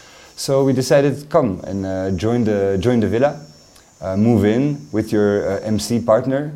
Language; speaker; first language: English; non-native, fluent; French